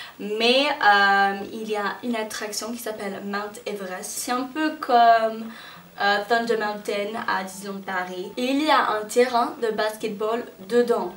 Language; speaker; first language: French; non-native, fluent; English